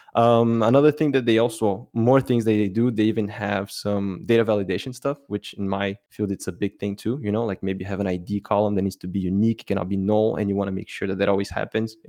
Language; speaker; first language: English; non-native, fluent; Portuguese